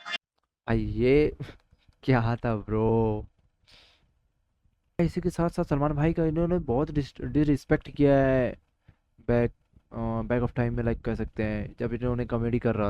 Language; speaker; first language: Hindi; native; Hindi